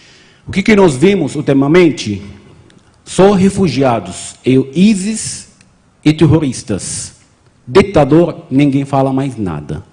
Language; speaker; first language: Portuguese; non-native, fluent; Arabic